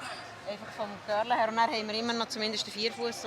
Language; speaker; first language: German; native; German